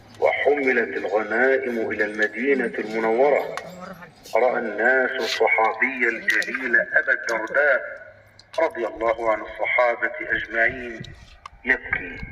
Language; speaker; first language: Arabic; native; Arabic